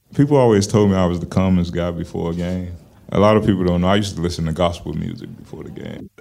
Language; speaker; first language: English; native; English